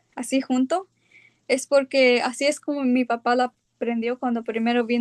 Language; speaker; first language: Spanish; early bilingual, heritage; Spanish